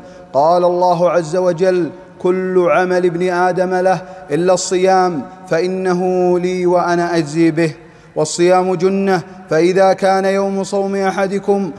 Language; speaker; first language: Arabic; native; Arabic